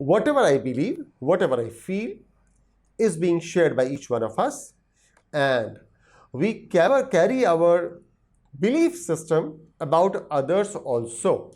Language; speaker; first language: English; non-native, local second language; Hindi